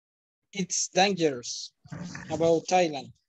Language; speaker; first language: English; non-native, learner; Spanish